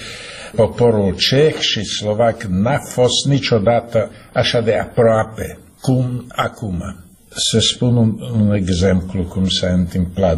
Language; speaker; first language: Romanian; non-native, fluent; Czech